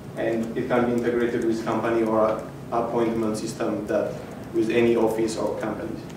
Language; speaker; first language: English; non-native, fluent; Amharic